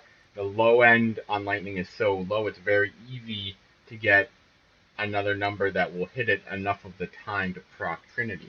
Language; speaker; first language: English; native; English